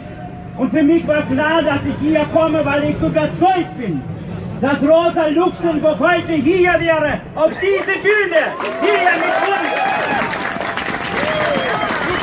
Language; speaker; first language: German; non-native, fluent; Russian